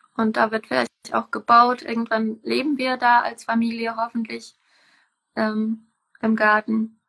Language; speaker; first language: German; non-native, fluent; Czech